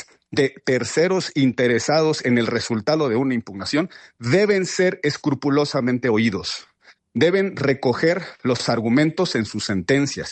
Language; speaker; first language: Spanish; native; Spanish